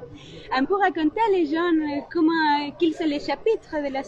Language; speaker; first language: French; non-native, learner; Spanish